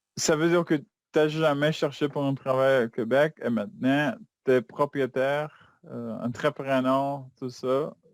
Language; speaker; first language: French; non-native, fluent; Spanish